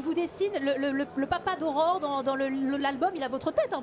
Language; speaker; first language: French; native; French